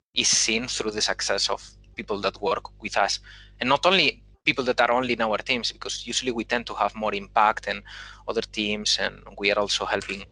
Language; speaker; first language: English; non-native, fluent; Spanish